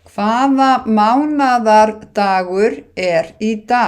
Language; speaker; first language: Icelandic; non-native, fluent; Thai